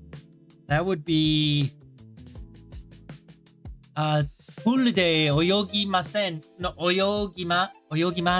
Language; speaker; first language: Japanese; non-native, learner; English